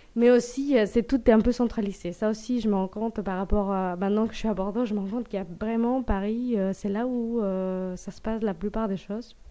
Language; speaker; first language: French; non-native, fluent; Spanish